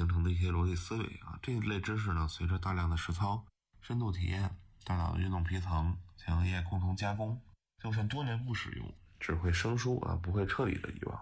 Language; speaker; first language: Chinese; native; Chinese